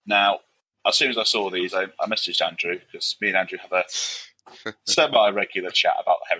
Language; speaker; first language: English; native; English